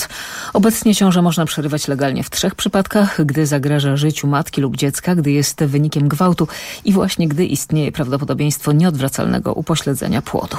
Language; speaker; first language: Polish; native; Polish